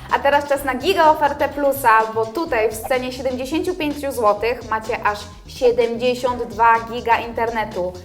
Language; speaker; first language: Polish; native; Polish